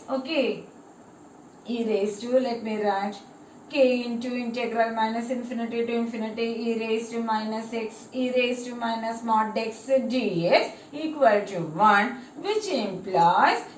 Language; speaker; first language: English; non-native, local second language; Malayalam